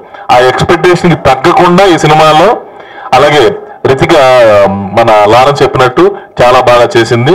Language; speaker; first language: Telugu; native; Telugu